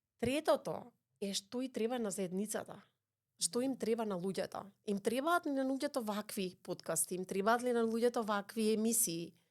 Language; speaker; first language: Macedonian; native; Macedonian